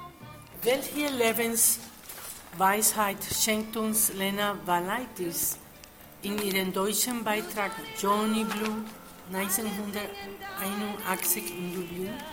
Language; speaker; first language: German; non-native, learner; Spanish